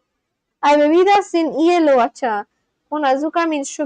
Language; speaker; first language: Spanish; non-native, learner; English